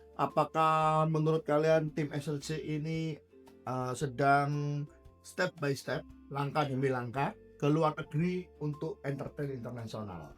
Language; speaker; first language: Indonesian; native; Indonesian